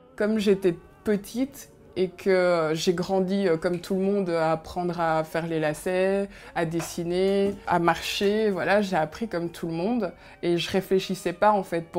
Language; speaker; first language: French; early bilingual, other home language; Kinyarwanda